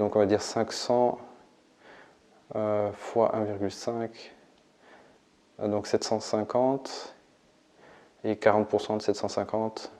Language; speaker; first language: French; native; French